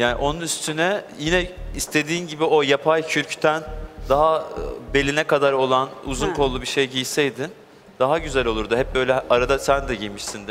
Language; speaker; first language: Turkish; native; Turkish